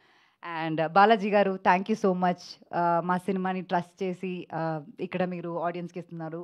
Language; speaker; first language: Telugu; non-native, fluent; Malayalam